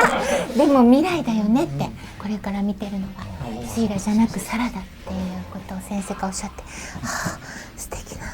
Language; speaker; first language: Japanese; native; Japanese